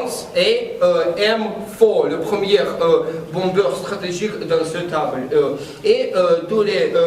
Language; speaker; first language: French; non-native, learner; Russian